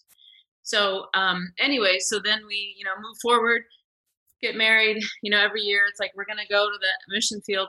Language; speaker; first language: English; native; English